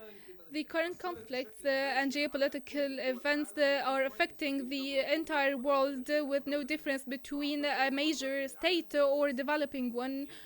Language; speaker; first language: English; non-native, fluent; Arabic